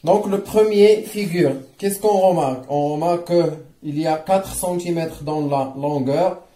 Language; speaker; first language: French; non-native, local second language; Arabic